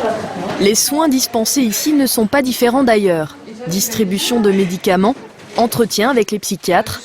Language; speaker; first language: French; native; French